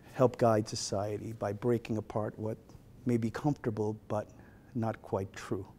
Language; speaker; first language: English; native; English